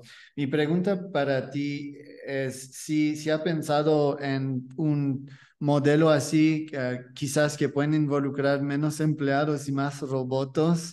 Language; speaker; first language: Spanish; non-native, learner; French